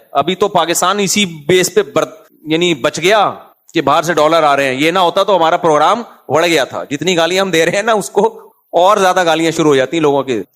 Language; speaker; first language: Urdu; native; Urdu